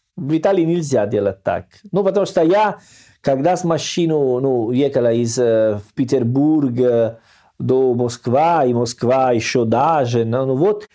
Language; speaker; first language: Russian; non-native, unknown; Italian